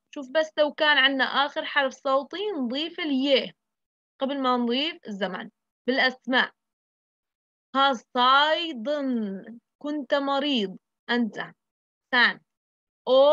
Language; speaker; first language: Arabic; native; Arabic